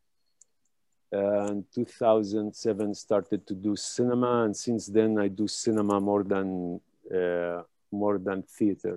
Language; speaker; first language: English; non-native, fluent; Hebrew